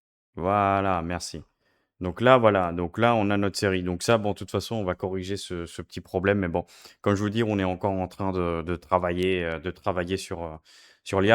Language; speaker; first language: French; native; French